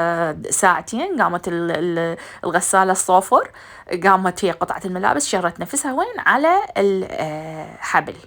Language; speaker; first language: Arabic; native; Arabic